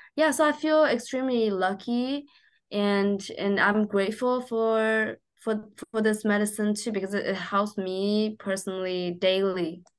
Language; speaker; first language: English; non-native, fluent; Chinese